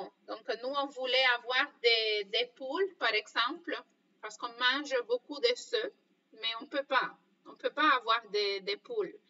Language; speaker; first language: French; non-native, fluent; Spanish